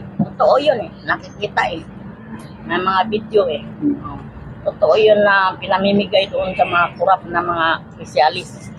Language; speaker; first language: Filipino; native; Filipino